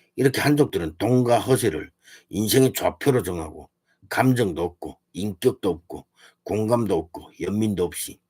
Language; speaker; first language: Korean; early bilingual, heritage; Korean